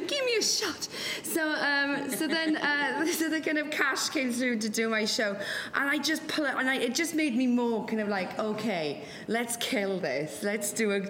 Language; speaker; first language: English; non-native, local second language; Welsh